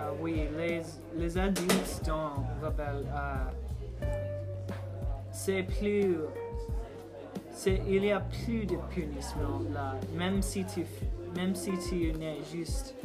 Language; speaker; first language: French; non-native, learner; English